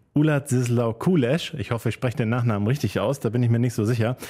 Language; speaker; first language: German; native; German